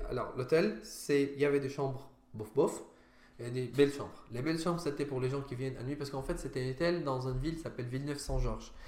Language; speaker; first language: French; non-native, fluent; Arabic